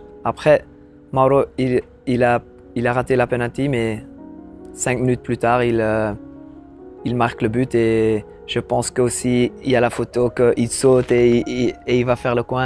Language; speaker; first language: French; non-native, local second language; Dutch